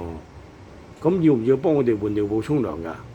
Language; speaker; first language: Cantonese; native; Cantonese